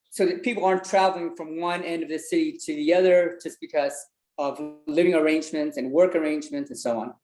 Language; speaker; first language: English; early bilingual, other home language; Vietnamese